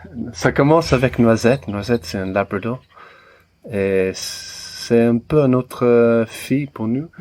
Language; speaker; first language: French; non-native, learner; English